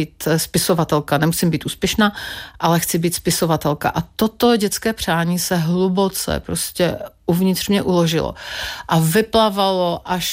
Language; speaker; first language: Czech; native; Czech